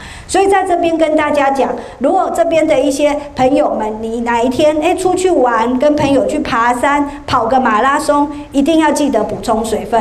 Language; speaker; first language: Chinese; native; Chinese